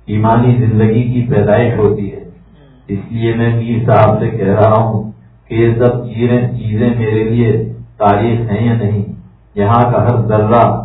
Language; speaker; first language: Urdu; native; Urdu